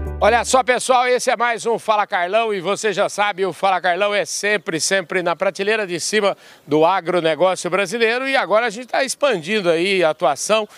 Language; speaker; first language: Portuguese; native; Portuguese